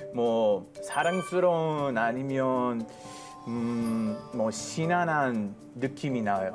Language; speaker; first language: Korean; non-native, fluent; Hebrew